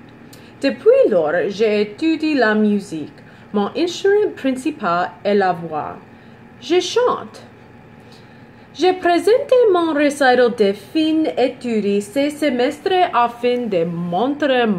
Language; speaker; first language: French; non-native, learner; English